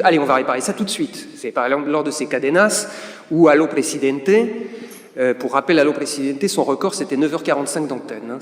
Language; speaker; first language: French; native; French